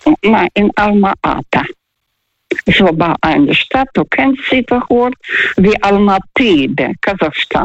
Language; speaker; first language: German; non-native, learner; Russian